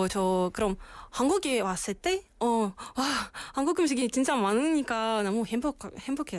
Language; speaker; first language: Korean; non-native, learner; Russian